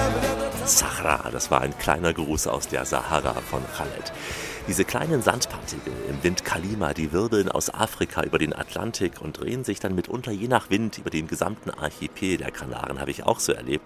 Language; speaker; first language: German; native; German